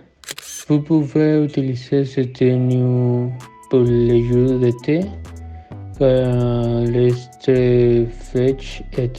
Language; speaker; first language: French; non-native, learner; Spanish